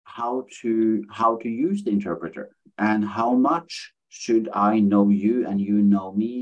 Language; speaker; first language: English; non-native, fluent; Norwegian